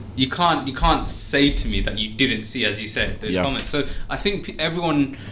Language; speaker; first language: English; native; English